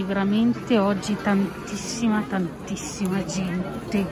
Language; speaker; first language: Italian; native; Italian